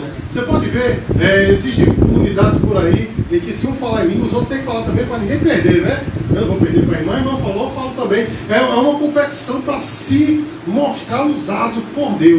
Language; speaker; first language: Portuguese; native; Portuguese